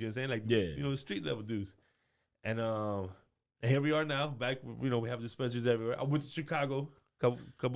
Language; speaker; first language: English; native; English